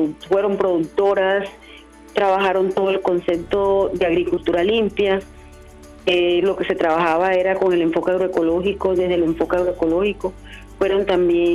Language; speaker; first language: Spanish; native; Spanish